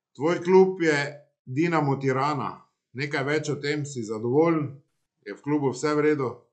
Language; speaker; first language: Slovenian; native; Slovenian